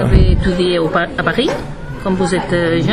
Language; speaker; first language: French; non-native, learner; Spanish